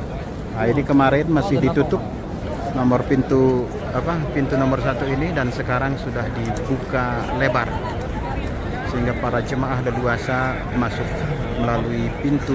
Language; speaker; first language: Indonesian; native; Indonesian